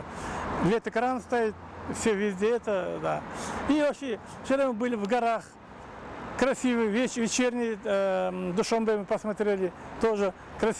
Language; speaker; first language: Russian; non-native, fluent; Tajik